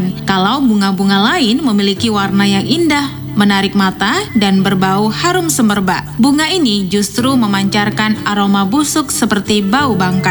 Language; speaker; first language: Indonesian; native; Indonesian